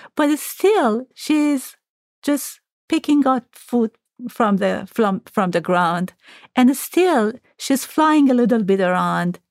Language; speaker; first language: English; non-native, fluent; Persian